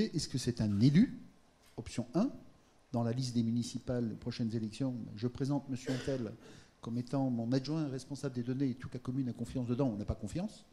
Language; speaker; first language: French; native; French